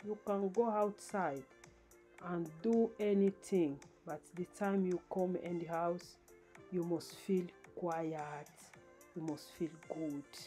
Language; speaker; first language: English; non-native, learner; Lingala